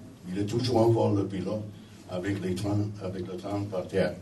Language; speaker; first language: French; non-native, fluent; English